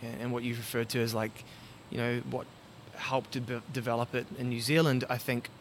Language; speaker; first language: English; native; English